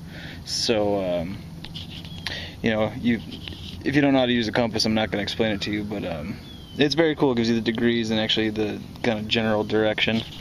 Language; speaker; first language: English; native; English